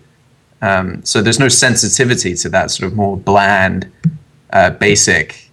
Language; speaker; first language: English; native; English